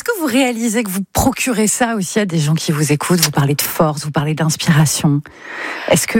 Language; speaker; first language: French; native; French